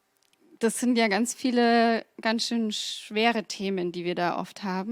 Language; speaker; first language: German; native; German